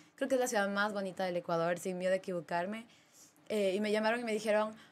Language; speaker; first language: Spanish; native; Spanish